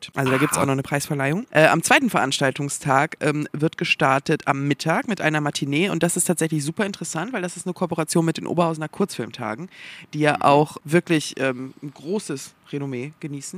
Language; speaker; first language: German; native; German